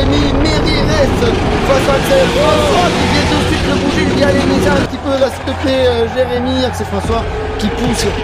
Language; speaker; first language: French; native; French